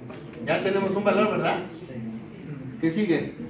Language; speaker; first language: Spanish; native; Spanish